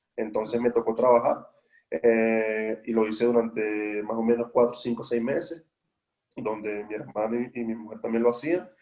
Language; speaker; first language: Spanish; native; Spanish